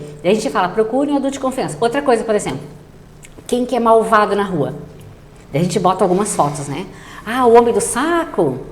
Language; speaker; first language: Portuguese; native; Portuguese